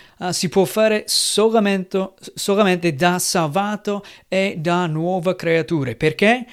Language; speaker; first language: Italian; non-native, fluent; English